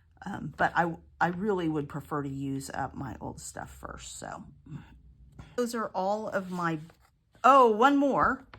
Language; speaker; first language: English; native; English